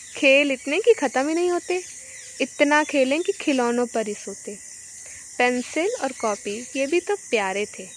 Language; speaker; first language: Hindi; native; Hindi